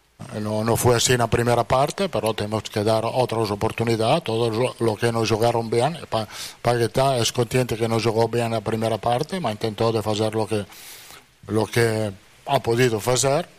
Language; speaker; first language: Portuguese; non-native, fluent; Italian